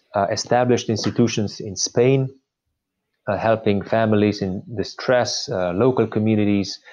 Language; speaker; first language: English; non-native, fluent; Slovenian